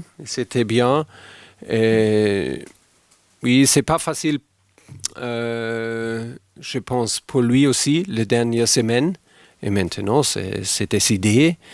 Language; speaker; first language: French; non-native, fluent; German